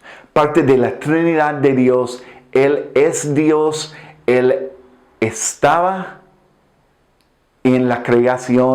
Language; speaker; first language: Spanish; non-native, fluent; English